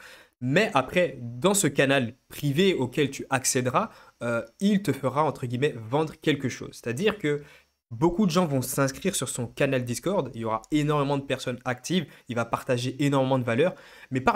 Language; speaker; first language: French; native; French